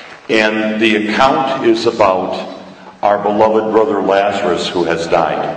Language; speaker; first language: English; native; English